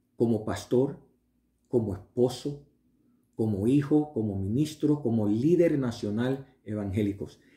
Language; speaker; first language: Spanish; early bilingual, heritage; Spanish